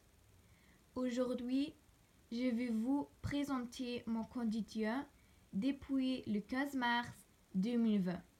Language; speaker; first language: French; non-native, learner; German